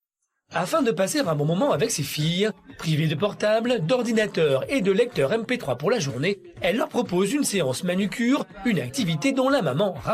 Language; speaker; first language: French; native; French